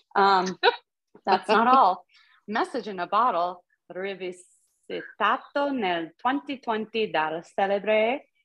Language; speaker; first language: Italian; non-native, learner; English